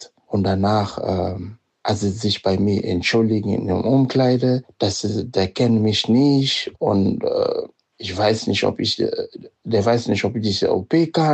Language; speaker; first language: German; non-native, fluent; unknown